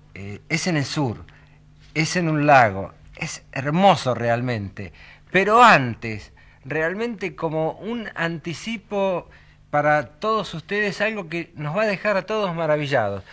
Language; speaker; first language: Spanish; native; Spanish